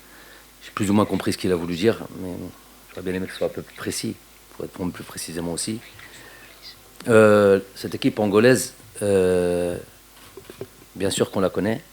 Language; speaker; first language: French; native; French